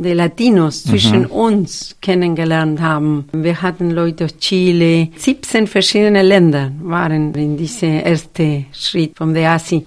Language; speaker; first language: German; non-native, fluent; Spanish